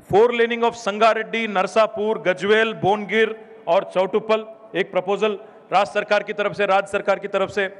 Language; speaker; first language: Hindi; non-native, local second language; Telugu